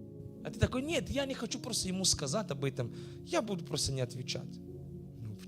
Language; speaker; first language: Russian; non-native, fluent; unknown